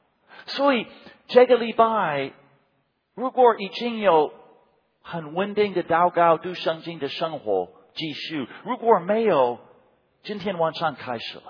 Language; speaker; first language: Chinese; non-native, fluent; English